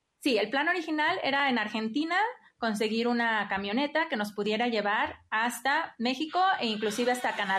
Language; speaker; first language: Spanish; native; Spanish